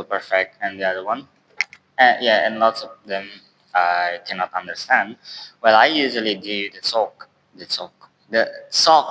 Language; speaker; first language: English; non-native, learner; Indonesian